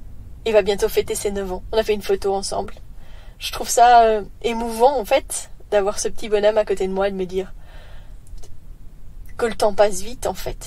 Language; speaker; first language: French; native; French